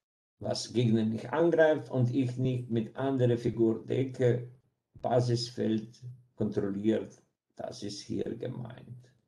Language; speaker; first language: German; non-native, fluent; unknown